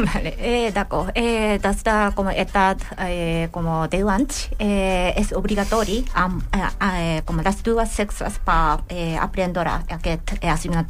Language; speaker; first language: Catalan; non-native, learner; Japanese